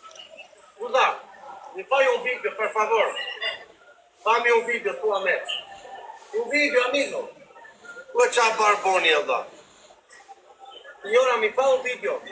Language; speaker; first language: Italian; non-native, learner; Albanian